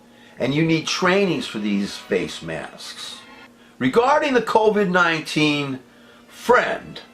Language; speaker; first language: English; native; English